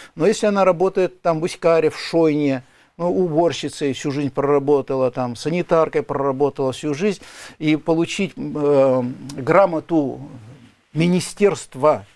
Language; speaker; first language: Russian; native; Russian